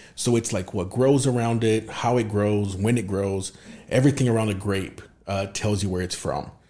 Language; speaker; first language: English; non-native, fluent; Portuguese